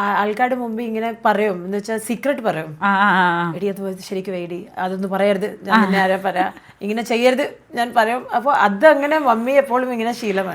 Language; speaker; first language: Malayalam; early bilingual, heritage; Malayalam